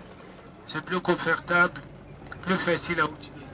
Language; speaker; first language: French; non-native, fluent; Arabic